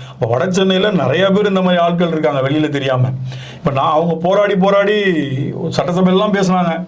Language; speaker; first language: Tamil; native; Tamil